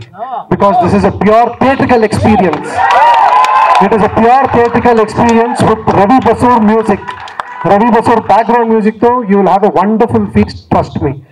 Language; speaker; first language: Telugu; non-native, learner; Kannada